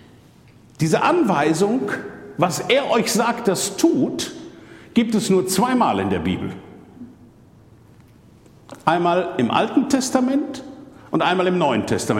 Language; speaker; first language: German; native; German